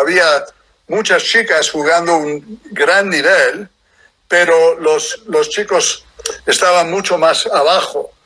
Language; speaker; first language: Spanish; non-native, fluent; English